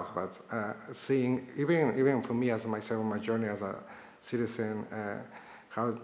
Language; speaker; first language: English; non-native, fluent; Spanish